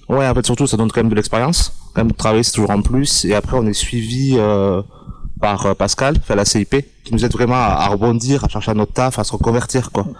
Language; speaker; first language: French; native; French